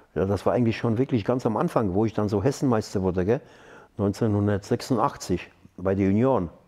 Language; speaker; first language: German; non-native, fluent; Polish